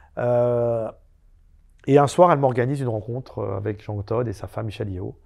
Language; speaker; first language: French; native; French